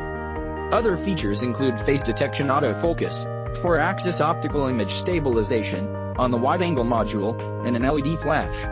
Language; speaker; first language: English; non-native, local second language; Odia